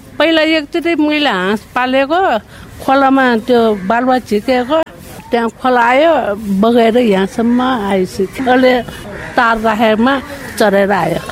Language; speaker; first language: Nepali; non-native, local second language; Newari